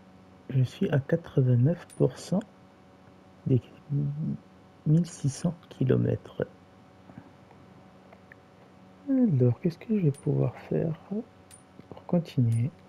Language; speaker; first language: French; native; French